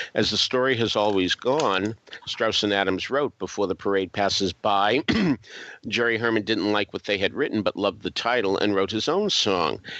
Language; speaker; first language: English; native; English